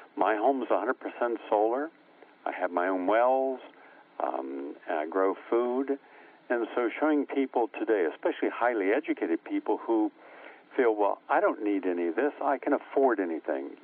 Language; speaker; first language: English; native; English